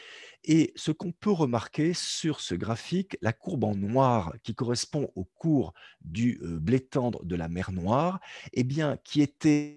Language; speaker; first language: French; native; French